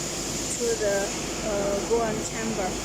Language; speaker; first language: English; non-native, learner; Chinese